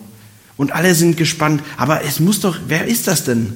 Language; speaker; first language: German; native; German